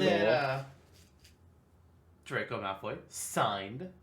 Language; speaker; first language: English; native; English